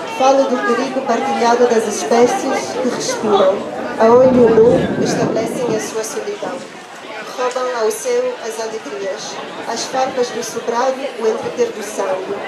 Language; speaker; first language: Portuguese; non-native, fluent; Italian